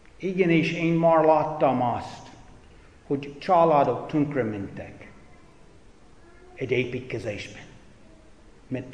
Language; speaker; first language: Hungarian; non-native, fluent; English